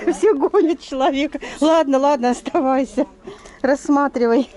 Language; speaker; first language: Russian; native; Russian